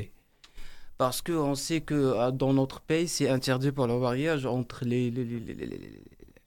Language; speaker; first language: French; non-native, learner; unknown